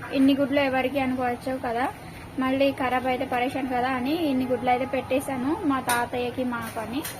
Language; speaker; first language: Telugu; native; Telugu